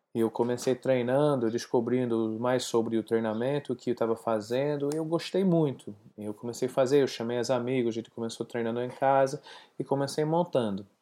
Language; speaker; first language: Portuguese; non-native, learner; English